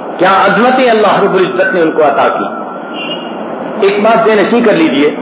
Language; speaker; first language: Urdu; non-native, local second language; Punjabi